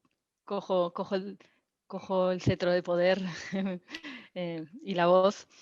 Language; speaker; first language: Spanish; native; Spanish